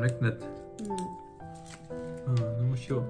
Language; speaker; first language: Korean; non-native, learner; Polish